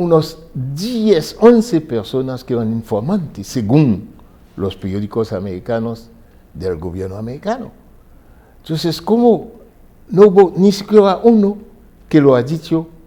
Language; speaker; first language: Spanish; non-native, fluent; Haitian Creole